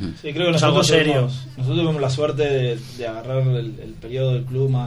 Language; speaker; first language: Spanish; native; Spanish